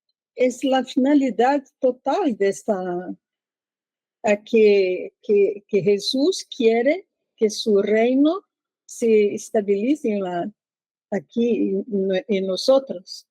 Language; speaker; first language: Spanish; non-native, learner; Portuguese